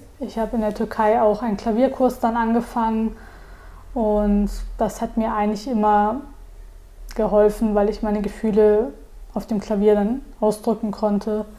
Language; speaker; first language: German; early bilingual, other home language; Turkish